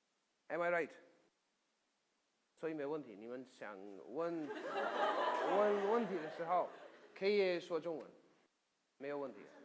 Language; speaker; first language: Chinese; non-native, fluent; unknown